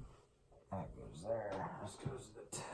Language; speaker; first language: English; native; English